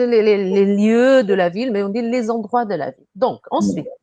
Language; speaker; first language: French; non-native, fluent; Portuguese